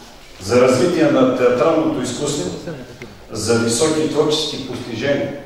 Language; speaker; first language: Bulgarian; native; Bulgarian